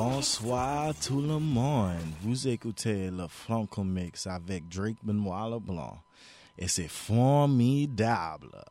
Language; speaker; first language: French; non-native, local second language; English